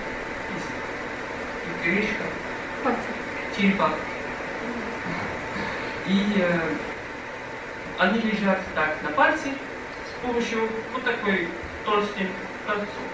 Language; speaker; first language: Russian; non-native, fluent; Arabic